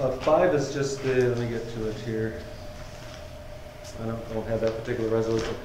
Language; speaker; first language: English; native; English